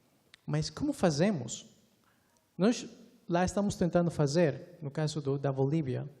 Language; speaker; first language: Portuguese; non-native, fluent; Spanish